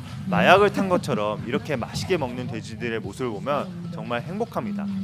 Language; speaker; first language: Korean; native; Korean